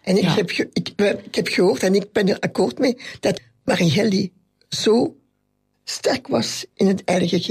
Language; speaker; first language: Dutch; non-native, local second language; French